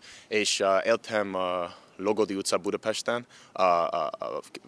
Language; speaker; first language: Hungarian; non-native, learner; English